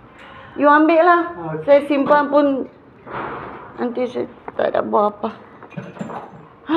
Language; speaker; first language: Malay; non-native, local second language; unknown